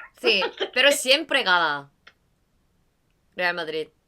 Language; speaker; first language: Spanish; non-native, learner; Korean